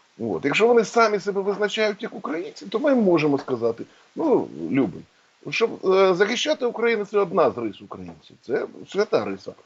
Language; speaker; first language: Ukrainian; native; Ukrainian